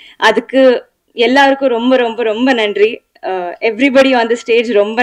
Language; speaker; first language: Tamil; non-native, learner; Telugu